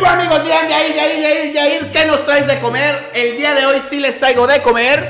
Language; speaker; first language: Spanish; native; Spanish